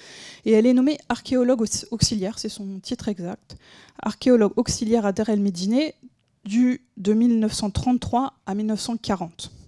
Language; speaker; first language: French; native; French